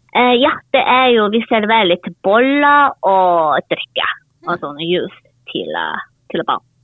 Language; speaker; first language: Norwegian; non-native, learner; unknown